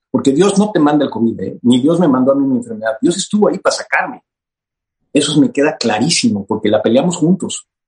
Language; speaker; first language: Spanish; native; Spanish